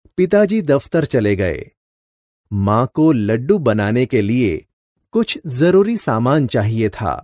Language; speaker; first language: Hindi; non-native, local second language; Gujarati